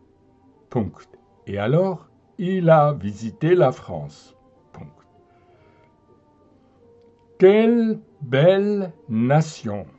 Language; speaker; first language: French; non-native, fluent; German